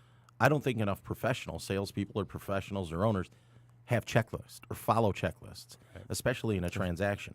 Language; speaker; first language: English; native; English